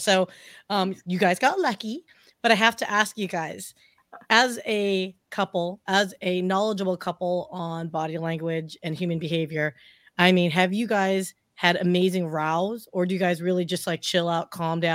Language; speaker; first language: English; native; English